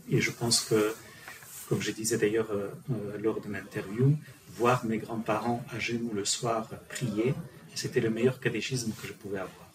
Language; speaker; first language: French; non-native, fluent; Ukrainian